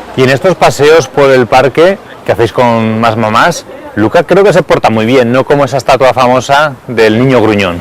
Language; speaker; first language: Spanish; native; Spanish